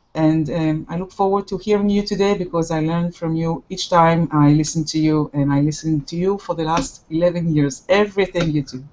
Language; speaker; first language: English; non-native, fluent; Hebrew